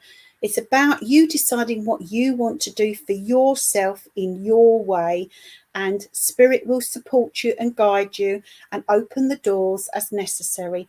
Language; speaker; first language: English; native; English